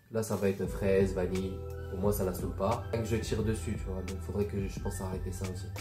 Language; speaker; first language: French; native; French